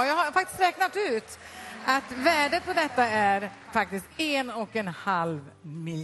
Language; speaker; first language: Swedish; native; Swedish